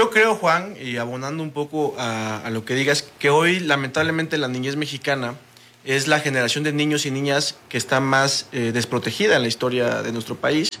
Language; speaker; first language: Spanish; native; Spanish